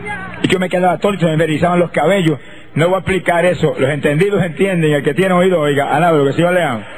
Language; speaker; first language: Spanish; native; Spanish